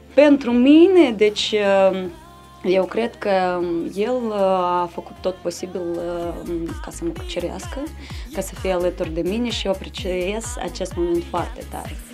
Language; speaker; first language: Romanian; non-native, local second language; Russian